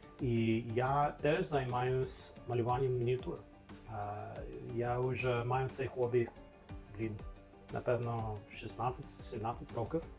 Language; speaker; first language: Ukrainian; non-native, fluent; English